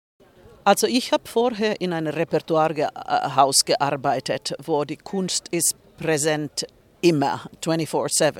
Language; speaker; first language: German; non-native, fluent; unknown